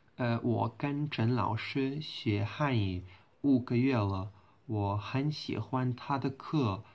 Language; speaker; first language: Chinese; non-native, learner; Portuguese